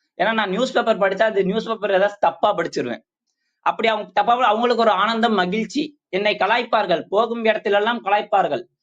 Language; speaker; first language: Tamil; non-native, local second language; Urdu